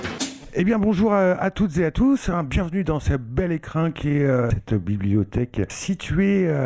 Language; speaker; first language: French; native; French